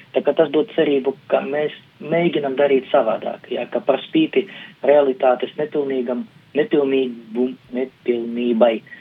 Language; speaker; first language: Latvian; non-native, local second language; Russian